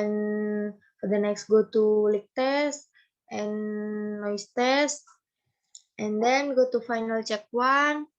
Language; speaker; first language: English; non-native, learner; Indonesian